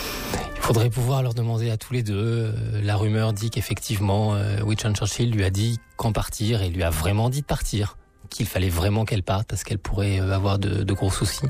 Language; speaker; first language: French; native; French